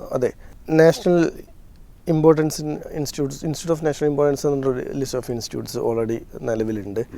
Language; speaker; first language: Malayalam; native; Malayalam